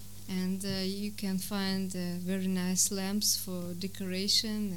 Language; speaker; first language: English; non-native, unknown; Russian